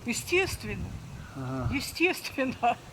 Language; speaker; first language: Russian; native; Russian